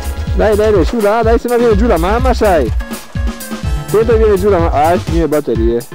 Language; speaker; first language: Italian; native; Italian